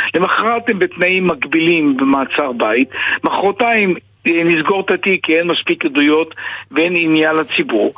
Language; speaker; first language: Hebrew; native; Hebrew